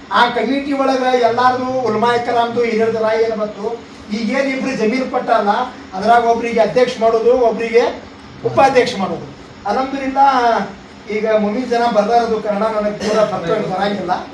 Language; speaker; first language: Kannada; non-native, local second language; Urdu